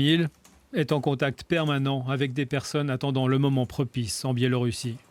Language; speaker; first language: French; native; French